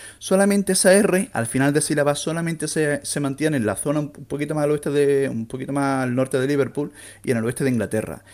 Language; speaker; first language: Spanish; native; Spanish